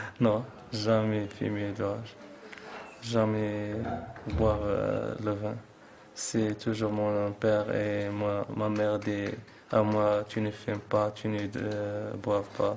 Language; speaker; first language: French; non-native, learner; Arabic